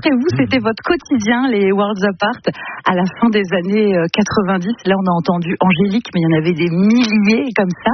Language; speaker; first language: French; native; French